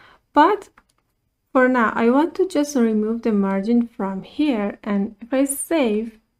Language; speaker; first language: English; non-native, fluent; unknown